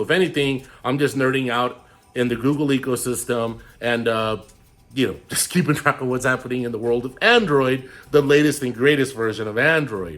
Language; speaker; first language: English; native; English